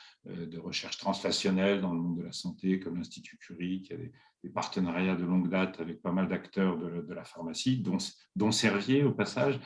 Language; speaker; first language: French; native; French